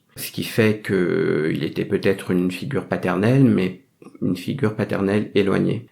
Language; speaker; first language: French; early bilingual, other home language; Vietnamese